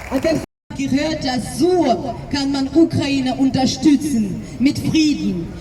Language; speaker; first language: German; non-native, fluent; Ukrainian